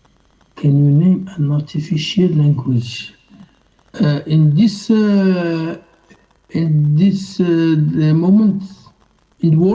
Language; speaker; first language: English; non-native, learner; Arabic